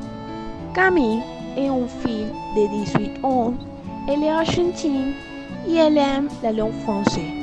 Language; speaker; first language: French; non-native, learner; Spanish